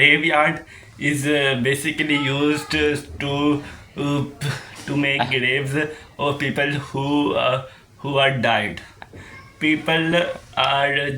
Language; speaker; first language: English; non-native, local second language; Urdu